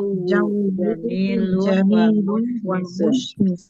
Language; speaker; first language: Arabic; non-native, learner; Indonesian